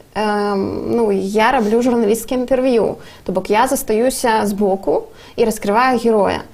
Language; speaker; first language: Belarusian; non-native, local second language; Russian